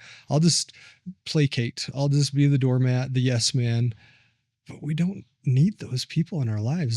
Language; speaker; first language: English; native; English